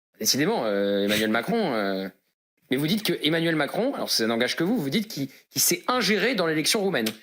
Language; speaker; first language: French; native; French